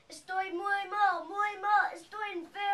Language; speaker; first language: Spanish; non-native, learner; English